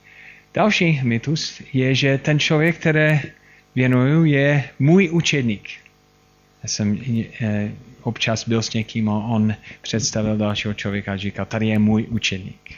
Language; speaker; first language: Czech; non-native, fluent; English